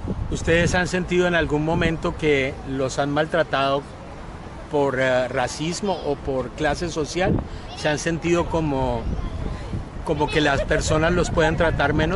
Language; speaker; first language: Spanish; native; Spanish